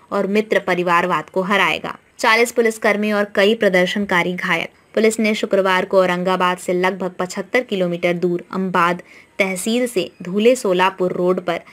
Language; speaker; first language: Hindi; non-native, local second language; Marathi